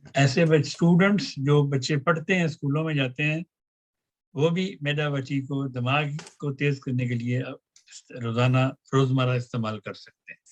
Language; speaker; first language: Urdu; non-native, local second language; Punjabi